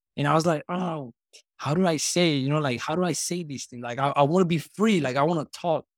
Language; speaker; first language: English; non-native, fluent; Spanish